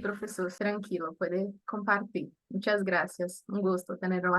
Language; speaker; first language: Spanish; non-native, learner; Portuguese